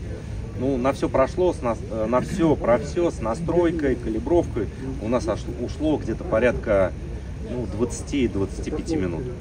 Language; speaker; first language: Russian; native; Russian